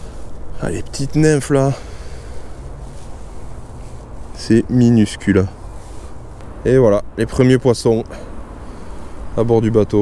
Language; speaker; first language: French; native; French